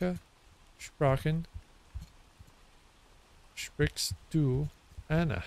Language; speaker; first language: German; non-native, learner; English